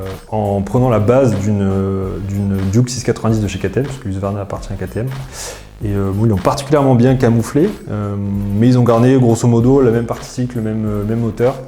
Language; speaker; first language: French; native; French